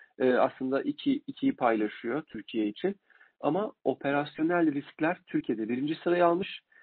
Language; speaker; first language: Turkish; native; Turkish